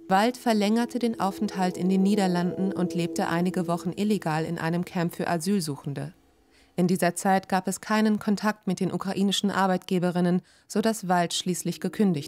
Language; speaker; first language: German; native; German